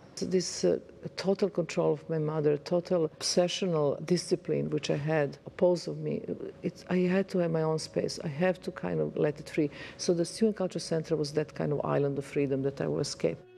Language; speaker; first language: English; non-native, fluent; Serbian